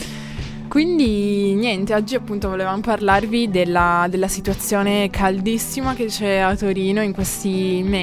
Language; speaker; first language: Italian; native; Italian